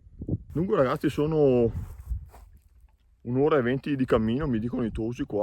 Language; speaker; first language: Italian; native; Italian